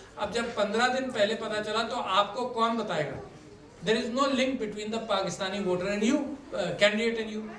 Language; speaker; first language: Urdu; native; Urdu